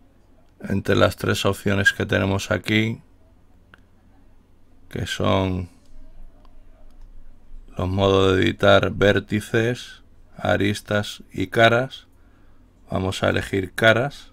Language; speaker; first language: Spanish; native; Spanish